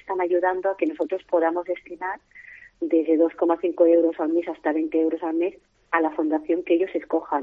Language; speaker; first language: Spanish; native; Spanish